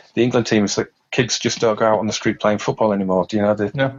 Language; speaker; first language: English; native; English